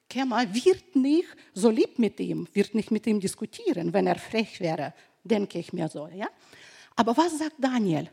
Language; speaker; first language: German; non-native, fluent; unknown